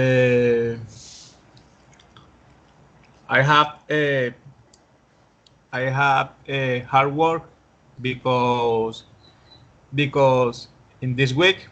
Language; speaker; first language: English; non-native, learner; Spanish